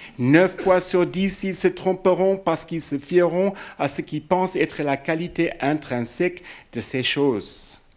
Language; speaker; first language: French; non-native, fluent; English